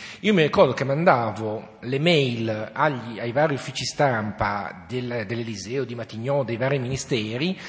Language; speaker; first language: Italian; native; Italian